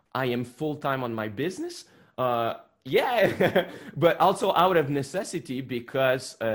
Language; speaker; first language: English; non-native, fluent; French